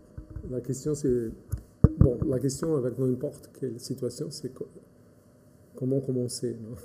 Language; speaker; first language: French; non-native, fluent; Portuguese